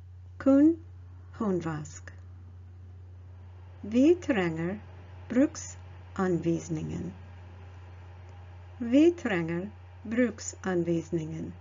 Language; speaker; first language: Norwegian; non-native, learner; English